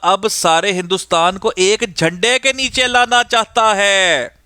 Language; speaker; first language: Urdu; non-native, local second language; Punjabi